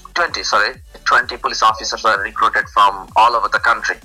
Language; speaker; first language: English; non-native, local second language; Bangla